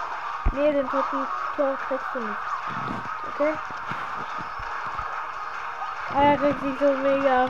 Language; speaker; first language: German; early bilingual, other home language; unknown